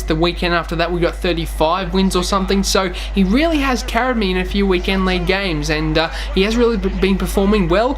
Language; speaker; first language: English; native; English